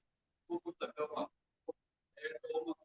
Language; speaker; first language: Turkish; non-native, fluent; Uyghur